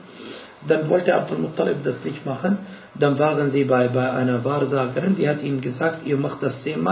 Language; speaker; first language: German; non-native, fluent; Arabic